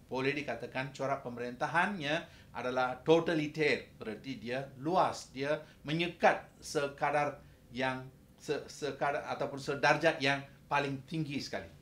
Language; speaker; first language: Malay; non-native, local second language; Tamil